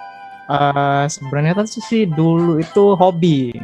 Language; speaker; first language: Indonesian; native; Indonesian